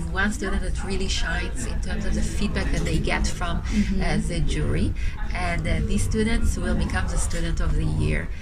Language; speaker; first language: English; non-native, fluent; Hebrew